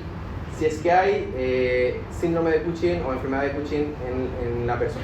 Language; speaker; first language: Spanish; native; Spanish